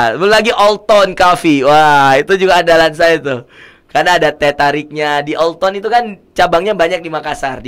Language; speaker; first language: Indonesian; native; Indonesian